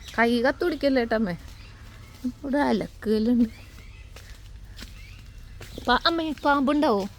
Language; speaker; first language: Malayalam; native; Malayalam